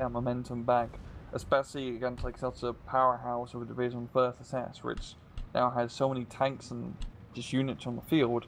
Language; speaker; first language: English; native; English